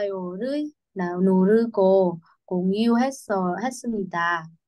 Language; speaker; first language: Korean; non-native, learner; Vietnamese